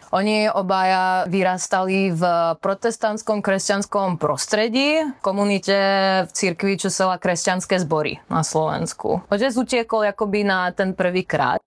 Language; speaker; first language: Slovak; early bilingual, heritage; Slovak